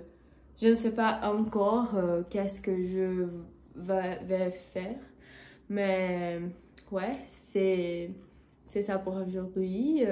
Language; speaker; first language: French; non-native, learner; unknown